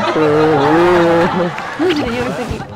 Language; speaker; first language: Japanese; native; Japanese